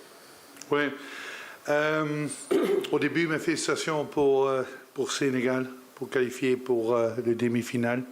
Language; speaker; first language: French; non-native, learner; Dutch